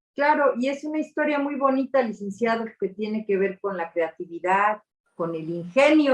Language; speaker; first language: Spanish; native; Spanish